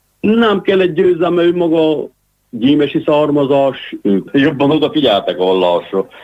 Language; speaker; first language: Hungarian; native; Hungarian